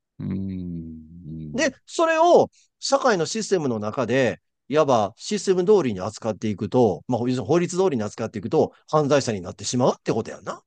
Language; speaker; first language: Japanese; native; Japanese